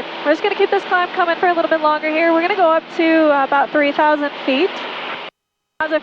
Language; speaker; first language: English; native; English